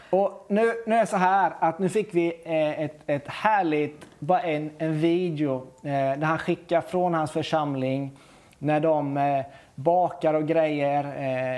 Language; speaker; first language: Swedish; native; Swedish